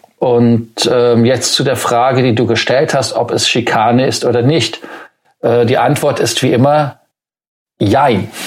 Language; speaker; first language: German; native; German